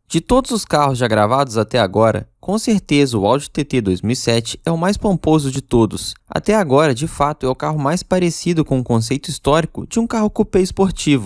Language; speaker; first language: Portuguese; native; Portuguese